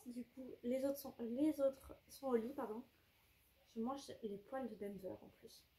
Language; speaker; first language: French; native; French